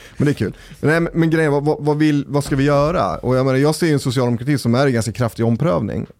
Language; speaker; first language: Swedish; native; Swedish